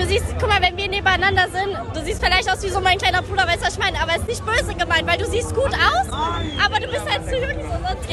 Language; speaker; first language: German; native; German